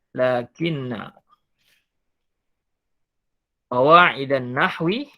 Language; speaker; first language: Arabic; non-native, fluent; Malay